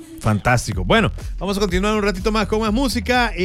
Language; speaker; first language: Spanish; native; Spanish